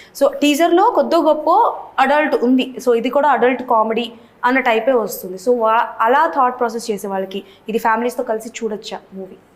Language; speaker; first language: Telugu; native; Telugu